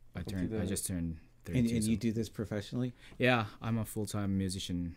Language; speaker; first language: English; non-native, fluent; Japanese